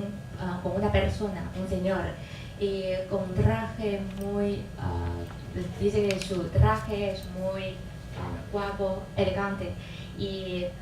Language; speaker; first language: Spanish; non-native, fluent; Chinese